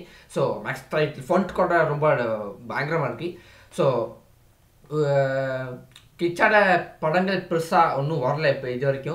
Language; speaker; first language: Tamil; early bilingual, heritage; Tamil